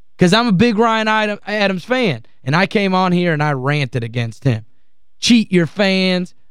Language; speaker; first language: English; native; English